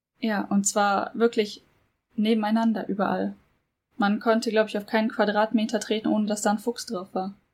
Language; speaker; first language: German; native; German